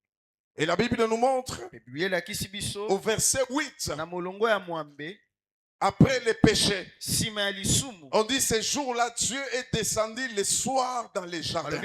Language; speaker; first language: French; non-native, local second language; Lingala